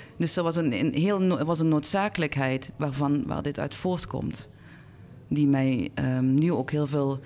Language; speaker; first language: Dutch; native; Dutch